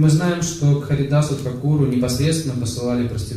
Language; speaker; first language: Russian; native; Russian